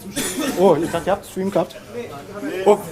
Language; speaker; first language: German; native; German